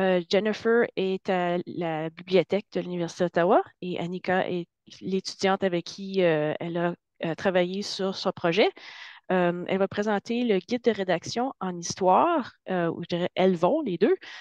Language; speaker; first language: French; native; French